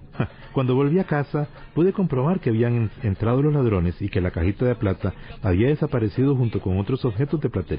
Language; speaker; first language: Spanish; native; Spanish